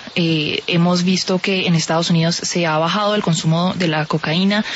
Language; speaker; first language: Spanish; native; Spanish